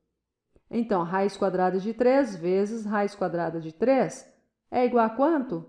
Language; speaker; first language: Portuguese; native; Portuguese